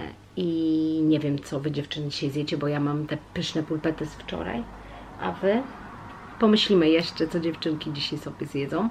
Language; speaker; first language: Polish; native; Polish